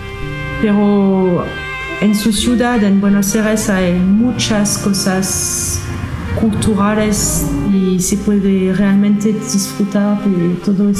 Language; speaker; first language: Spanish; non-native, learner; French